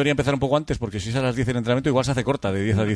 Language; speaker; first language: Spanish; native; Spanish